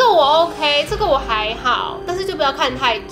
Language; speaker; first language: Chinese; native; Chinese